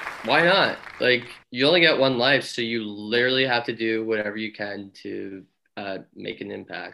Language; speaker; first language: English; native; English